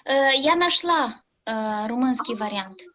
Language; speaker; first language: Russian; non-native, local second language; Romanian